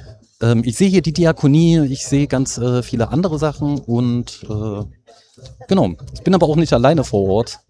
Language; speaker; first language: German; native; German